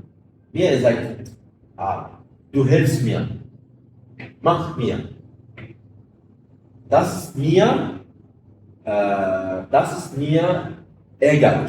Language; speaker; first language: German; non-native, fluent; Arabic